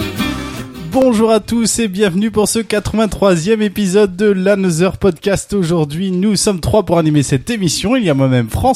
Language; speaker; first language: French; native; French